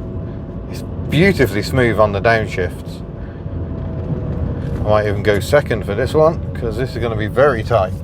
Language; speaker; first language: English; native; English